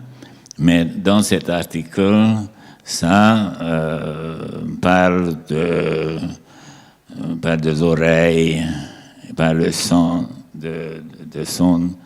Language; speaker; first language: French; non-native, learner; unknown